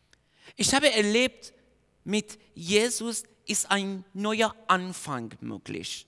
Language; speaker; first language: German; non-native, fluent; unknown